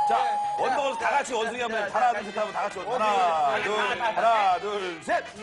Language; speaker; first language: Korean; native; Korean